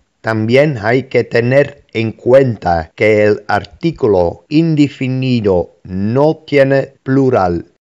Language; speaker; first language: Spanish; non-native, fluent; Dutch